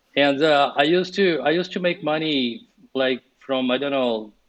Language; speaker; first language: English; non-native, fluent; Portuguese